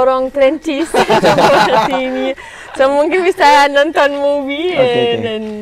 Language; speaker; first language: Indonesian; non-native, learner; French